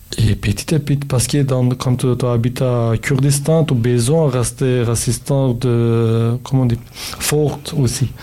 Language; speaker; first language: French; non-native, learner; Kurdish